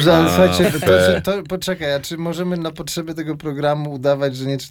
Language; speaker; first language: Polish; native; Polish